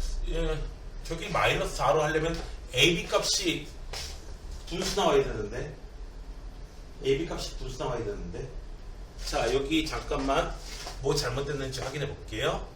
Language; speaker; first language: Korean; native; Korean